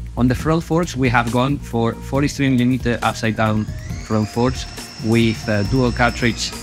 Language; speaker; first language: English; non-native, fluent; Spanish